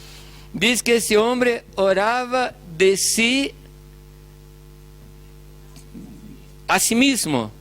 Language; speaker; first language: Spanish; non-native, fluent; Portuguese